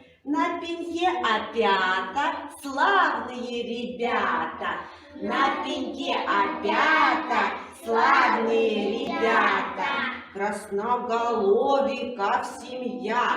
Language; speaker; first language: Russian; native; Russian